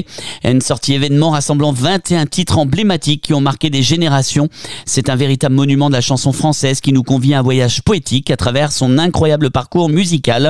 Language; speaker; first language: French; native; French